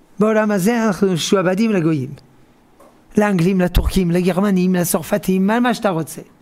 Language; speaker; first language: Hebrew; non-native, fluent; French